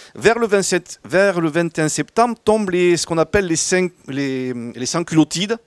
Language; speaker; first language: French; native; French